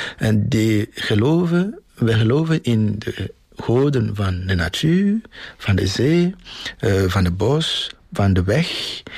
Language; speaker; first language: Dutch; non-native, fluent; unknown